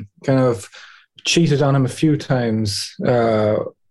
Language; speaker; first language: English; native; English